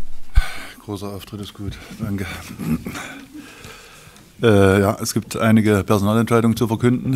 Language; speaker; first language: German; native; German